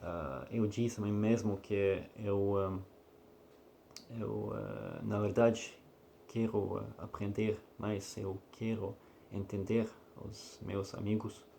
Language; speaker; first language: Portuguese; non-native, learner; Russian